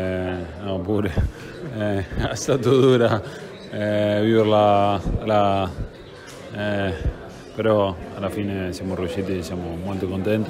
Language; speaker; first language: Italian; non-native, fluent; Spanish